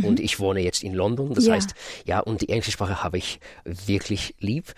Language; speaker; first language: German; non-native, fluent; Russian